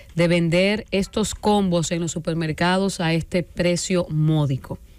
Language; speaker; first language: Spanish; native; Spanish